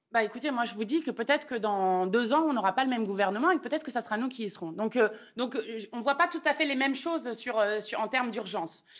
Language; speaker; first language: French; native; French